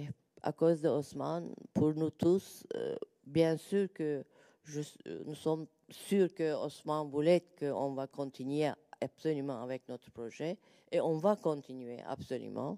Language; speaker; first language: French; non-native, learner; Turkish